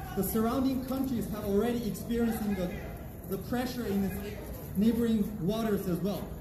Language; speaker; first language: English; non-native, fluent; Uyghur